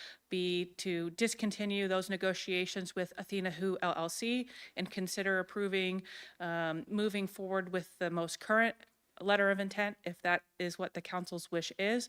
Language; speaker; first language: English; native; English